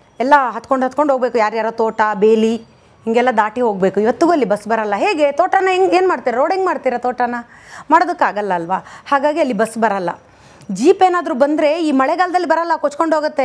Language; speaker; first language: Kannada; non-native, local second language; Konkani